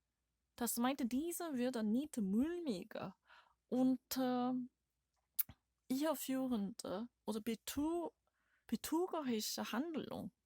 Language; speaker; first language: German; non-native, learner; Korean